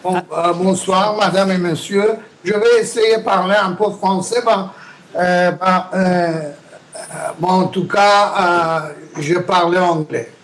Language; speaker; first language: French; non-native, learner; Persian